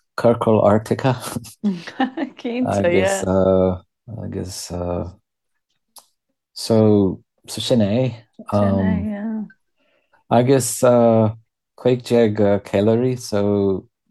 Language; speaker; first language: Irish; non-native, learner; English